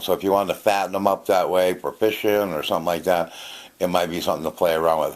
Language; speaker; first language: English; native; English